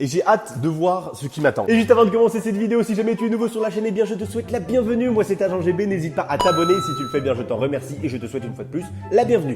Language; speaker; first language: French; native; French